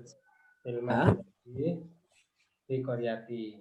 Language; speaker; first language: Arabic; non-native, learner; Indonesian